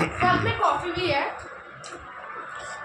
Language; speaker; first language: Hindi; non-native, local second language; Bangla